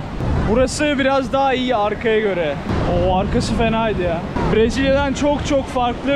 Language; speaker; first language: Turkish; native; Turkish